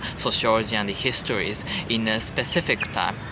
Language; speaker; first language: English; non-native, learner; Japanese